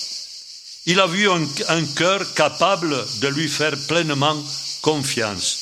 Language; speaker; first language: French; non-native, fluent; Spanish